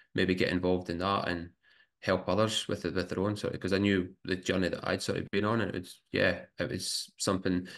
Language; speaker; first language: English; native; English